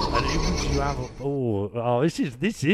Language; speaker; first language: English; native; English